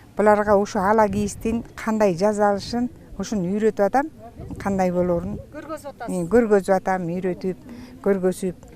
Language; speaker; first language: Kyrgyz; native; Kyrgyz